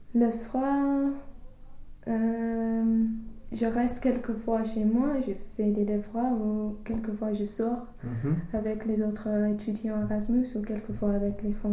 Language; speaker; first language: French; non-native, learner; English